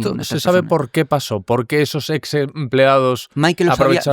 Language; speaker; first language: Spanish; native; Spanish